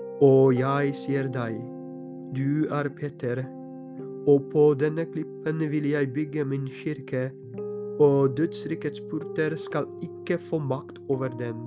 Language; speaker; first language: Norwegian; non-native, fluent; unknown